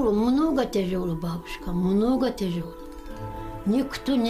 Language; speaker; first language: Russian; non-native, local second language; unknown